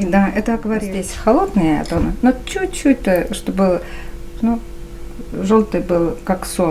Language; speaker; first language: Russian; non-native, fluent; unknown